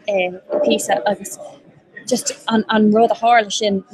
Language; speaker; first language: Irish; non-native, local second language; English